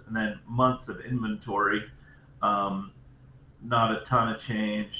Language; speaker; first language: English; native; English